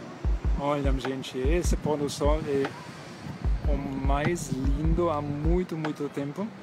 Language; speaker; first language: Portuguese; non-native, fluent; German